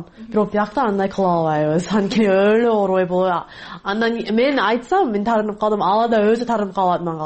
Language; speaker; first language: Kyrgyz; non-native, fluent; English